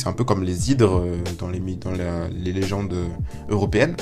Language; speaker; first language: French; native; French